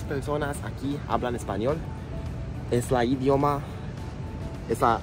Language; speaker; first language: Spanish; non-native, learner; Romanian